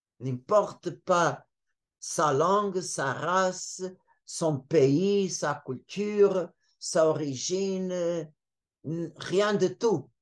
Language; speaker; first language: French; non-native, fluent; Portuguese